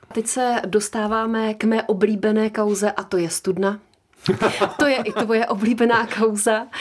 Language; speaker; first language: Czech; native; Czech